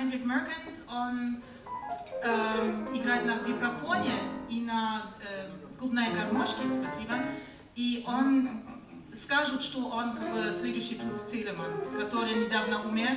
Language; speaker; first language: Russian; non-native, learner; German